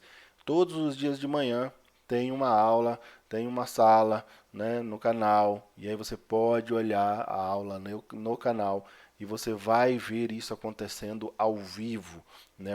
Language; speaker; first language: Portuguese; native; Portuguese